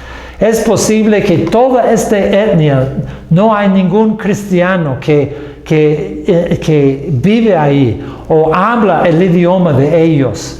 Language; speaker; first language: Spanish; non-native, fluent; English